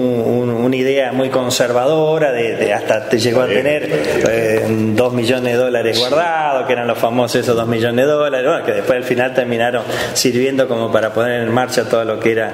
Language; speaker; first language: Spanish; native; Spanish